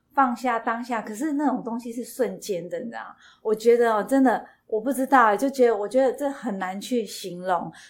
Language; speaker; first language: Chinese; native; Chinese